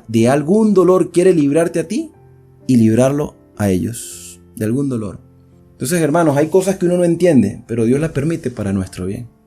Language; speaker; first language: Spanish; native; Spanish